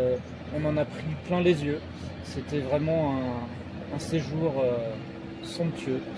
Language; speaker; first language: French; native; French